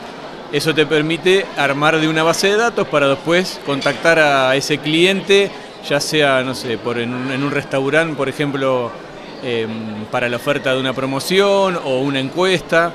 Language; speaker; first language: Spanish; native; Spanish